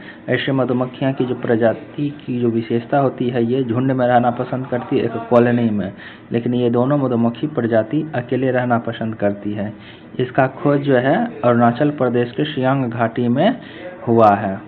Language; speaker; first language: Hindi; native; Hindi